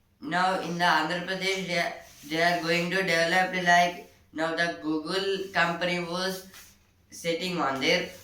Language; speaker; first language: English; non-native, local second language; Telugu